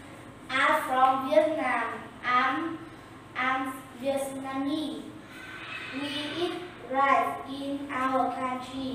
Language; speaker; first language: English; non-native, learner; Vietnamese